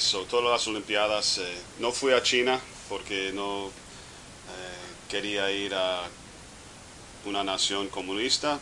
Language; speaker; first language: Spanish; non-native, fluent; English